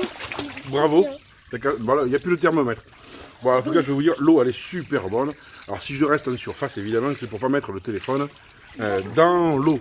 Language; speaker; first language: French; native; French